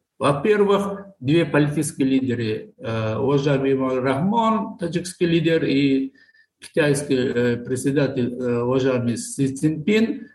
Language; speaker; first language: Russian; non-native, local second language; Tajik